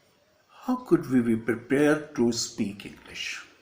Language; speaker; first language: English; non-native, local second language; Hindi